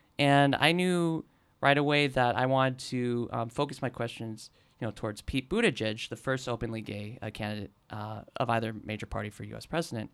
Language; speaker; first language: English; native; English